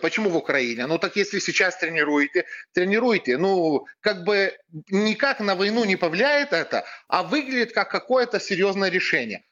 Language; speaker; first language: Russian; non-native, fluent; Lithuanian